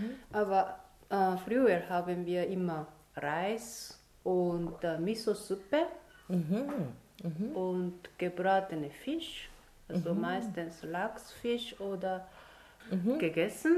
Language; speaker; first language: German; non-native, fluent; Japanese